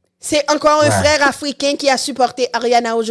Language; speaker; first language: French; non-native, local second language; Haitian Creole